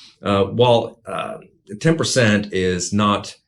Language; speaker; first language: English; native; English